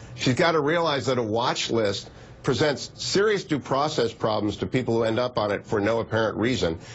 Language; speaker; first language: English; native; English